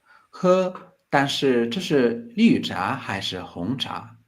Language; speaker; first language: Chinese; non-native, learner; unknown